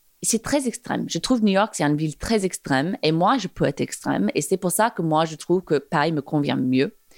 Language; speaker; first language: French; non-native, fluent; English